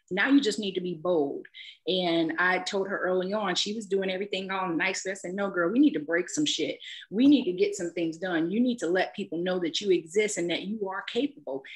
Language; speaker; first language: English; native; English